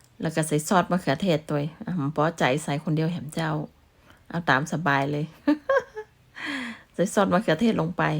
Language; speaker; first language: Thai; non-native, local second language; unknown